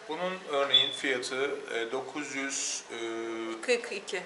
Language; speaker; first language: Turkish; native; Turkish